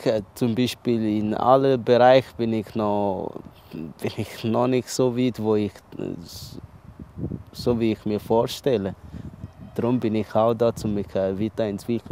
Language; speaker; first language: German; early bilingual, other home language; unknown